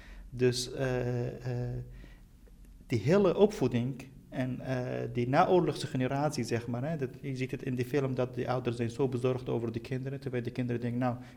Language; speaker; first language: Dutch; non-native, fluent; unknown